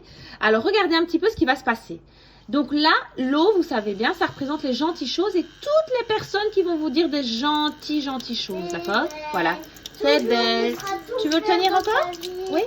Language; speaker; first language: French; native; French